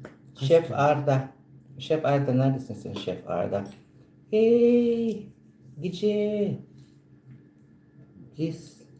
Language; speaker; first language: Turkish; non-native, learner; Filipino